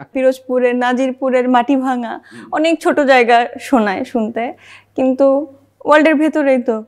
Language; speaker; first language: Bangla; native; Bangla